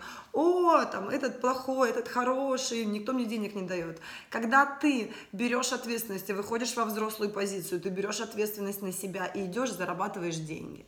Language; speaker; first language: Russian; native; Russian